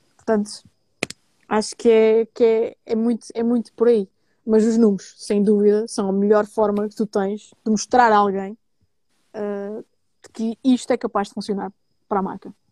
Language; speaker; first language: Portuguese; native; Portuguese